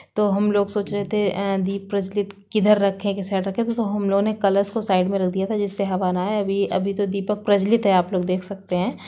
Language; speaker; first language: Hindi; native; Hindi